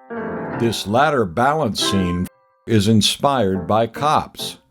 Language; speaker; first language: English; native; English